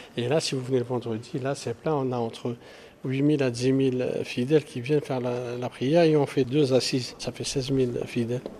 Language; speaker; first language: French; non-native, local second language; Arabic